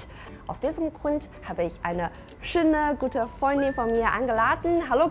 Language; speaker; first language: German; non-native, fluent; Chinese